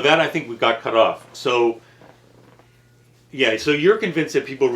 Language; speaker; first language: English; native; English